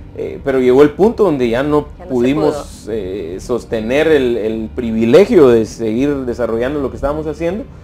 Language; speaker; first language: Spanish; native; Spanish